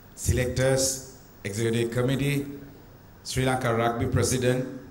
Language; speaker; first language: English; non-native, local second language; Sinhala